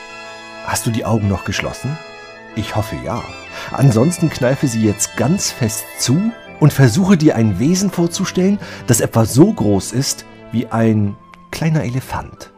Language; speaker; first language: German; native; German